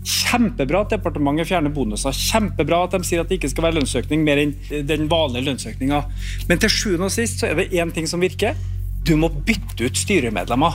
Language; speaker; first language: Norwegian; native; Norwegian